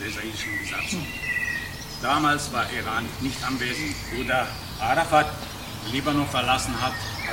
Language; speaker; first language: German; non-native, fluent; Arabic